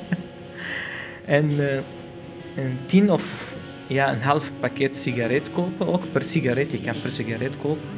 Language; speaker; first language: Dutch; non-native, learner; Arabic